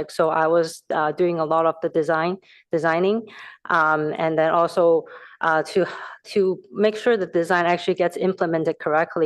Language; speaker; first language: English; non-native, fluent; Chinese